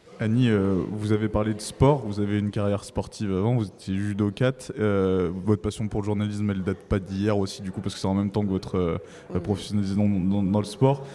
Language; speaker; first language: French; native; French